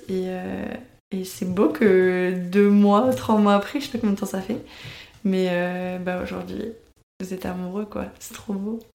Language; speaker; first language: French; native; French